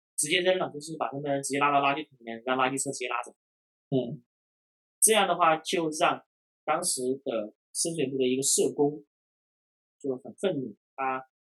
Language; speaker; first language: Chinese; non-native, local second language; Cantonese